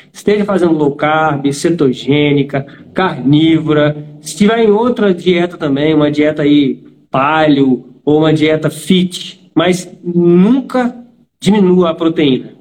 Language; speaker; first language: Portuguese; native; Portuguese